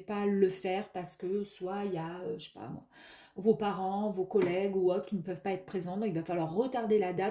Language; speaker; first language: French; native; French